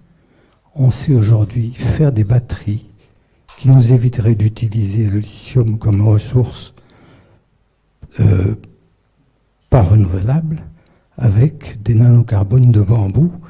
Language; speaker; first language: French; native; French